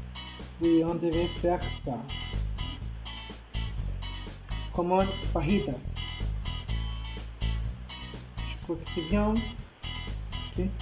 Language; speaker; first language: French; non-native, learner; Spanish